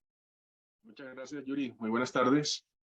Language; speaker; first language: Spanish; native; Spanish